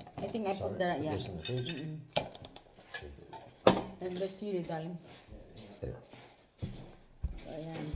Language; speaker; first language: English; non-native, learner; Filipino